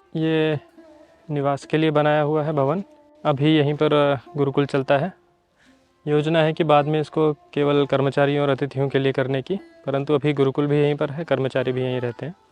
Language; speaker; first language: Hindi; native; Hindi